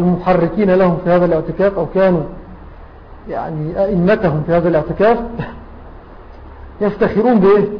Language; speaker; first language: Arabic; native; Arabic